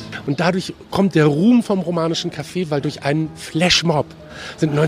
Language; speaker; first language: German; native; German